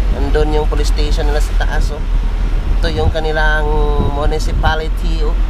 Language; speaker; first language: Filipino; non-native, local second language; Cebuano